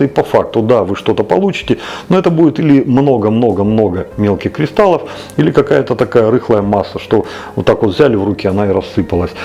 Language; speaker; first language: Russian; native; Russian